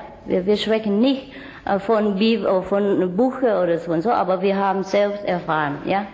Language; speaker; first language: German; non-native, learner; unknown